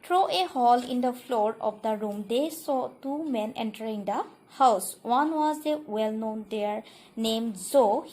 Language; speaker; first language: English; non-native, local second language; Assamese